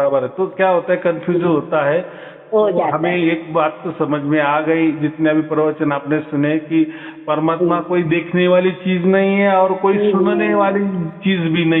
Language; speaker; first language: Hindi; native; Hindi